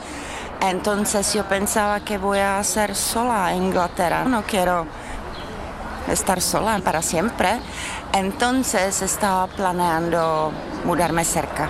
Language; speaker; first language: Spanish; non-native, fluent; Czech